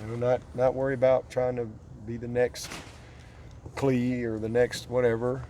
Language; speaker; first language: English; native; English